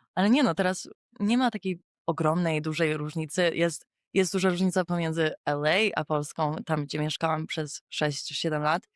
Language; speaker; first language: Polish; early bilingual, heritage; English